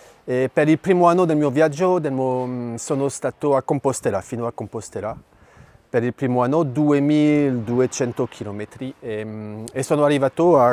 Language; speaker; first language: Italian; non-native, fluent; French